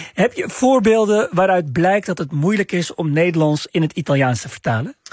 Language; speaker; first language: Dutch; native; Dutch